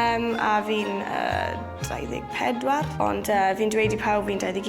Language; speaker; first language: Welsh; non-native, local second language; English